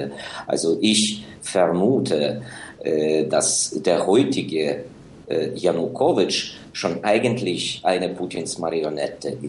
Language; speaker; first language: German; non-native, fluent; Ukrainian